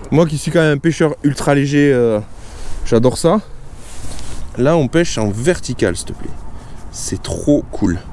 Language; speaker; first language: French; native; French